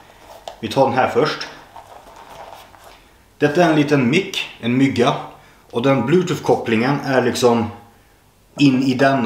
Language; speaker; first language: Swedish; native; Swedish